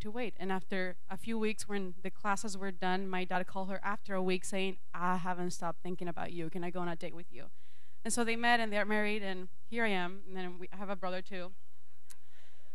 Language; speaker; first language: English; non-native, fluent; Spanish